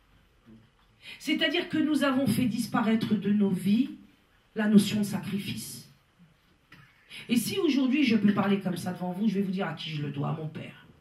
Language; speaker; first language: French; native; French